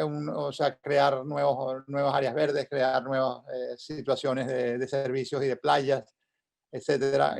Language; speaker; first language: Spanish; native; Spanish